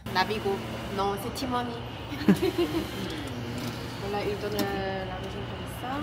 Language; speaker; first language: French; non-native, fluent; Korean